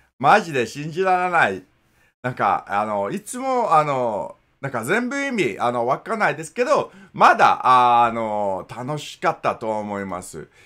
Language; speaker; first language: Japanese; non-native, learner; English